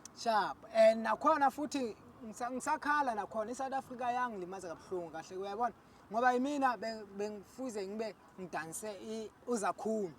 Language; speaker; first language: Zulu; non-native, local second language; Southern Sotho